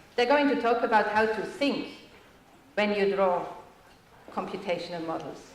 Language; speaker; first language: English; non-native, fluent; German